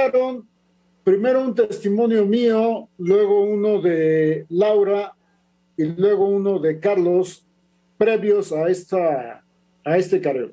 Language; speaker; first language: Spanish; native; Spanish